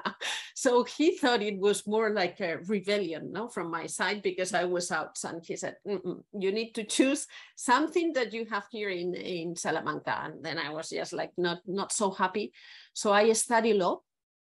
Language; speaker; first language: English; non-native, fluent; Spanish